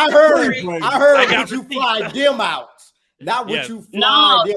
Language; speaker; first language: English; native; English